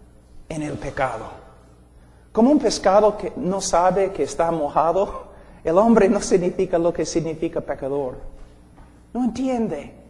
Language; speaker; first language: Spanish; non-native, fluent; English